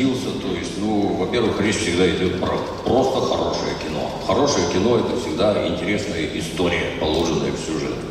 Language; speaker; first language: Russian; native; Russian